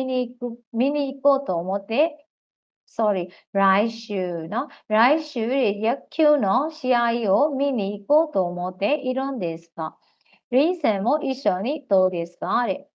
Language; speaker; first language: Japanese; non-native, fluent; Burmese